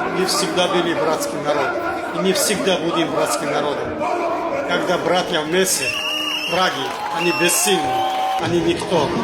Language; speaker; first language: Russian; non-native, fluent; Georgian